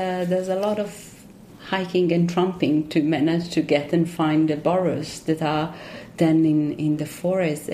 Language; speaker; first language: English; non-native, fluent; Italian